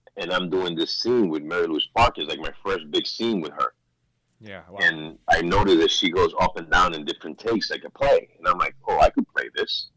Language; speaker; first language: English; early bilingual, other home language; Spanish